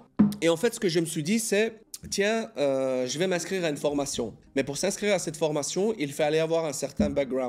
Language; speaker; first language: French; native; French